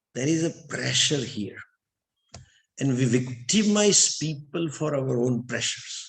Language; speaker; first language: English; non-native, local second language; Gujarati